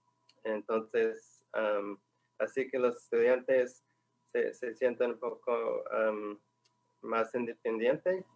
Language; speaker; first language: Spanish; non-native, fluent; English